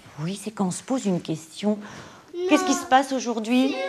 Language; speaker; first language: French; native; French